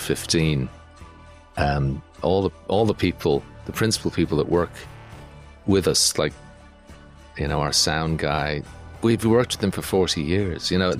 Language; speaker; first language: English; native; English